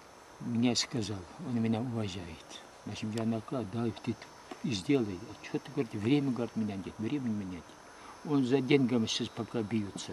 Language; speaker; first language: Russian; non-native, local second language; Uyghur